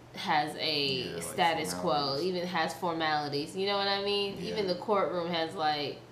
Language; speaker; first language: English; native; English